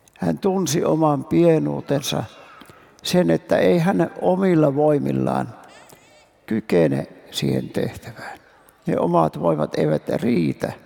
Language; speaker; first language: Finnish; native; Finnish